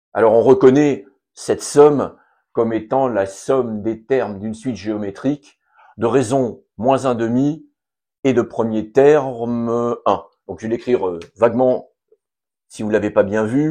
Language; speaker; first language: French; native; French